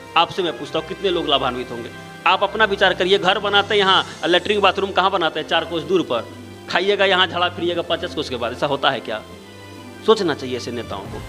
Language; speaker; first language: Hindi; native; Hindi